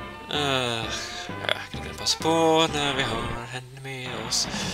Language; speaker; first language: Swedish; native; Swedish